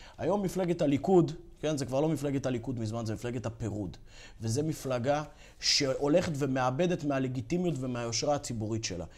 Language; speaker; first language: Hebrew; native; Hebrew